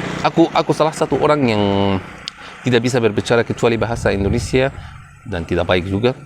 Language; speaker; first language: Indonesian; non-native, fluent; Arabic